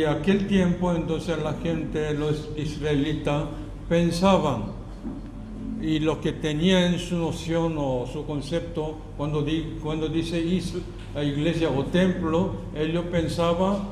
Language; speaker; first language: Spanish; non-native, fluent; Korean